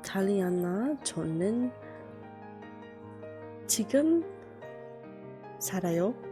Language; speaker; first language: Korean; non-native, learner; English